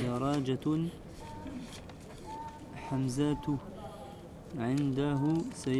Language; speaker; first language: Arabic; non-native, learner; French